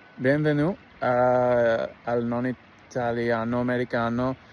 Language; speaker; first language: Italian; non-native, learner; English